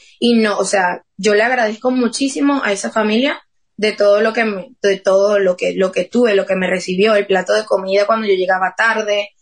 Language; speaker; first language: Spanish; native; Spanish